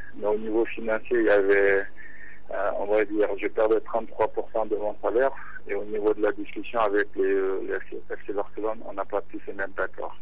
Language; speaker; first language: French; non-native, local second language; Bambara